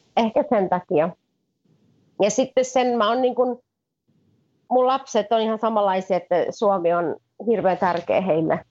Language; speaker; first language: Finnish; native; Finnish